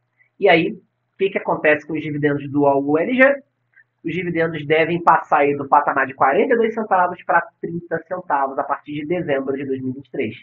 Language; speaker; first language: Portuguese; native; Portuguese